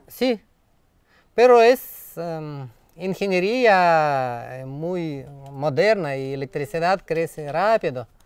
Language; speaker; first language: Spanish; non-native, learner; Russian